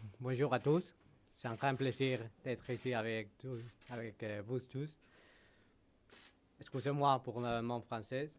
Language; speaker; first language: French; non-native, fluent; Spanish